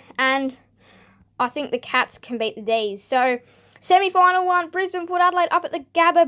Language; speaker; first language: English; native; English